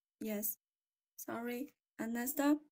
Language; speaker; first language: English; non-native, fluent; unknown